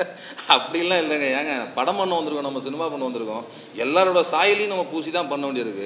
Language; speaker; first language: Tamil; native; Tamil